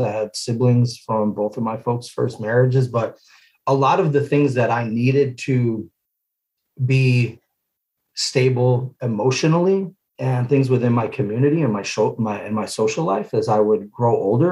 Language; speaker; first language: English; native; English